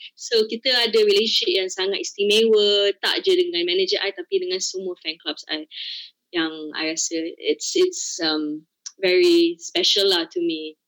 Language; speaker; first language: Malay; native; Malay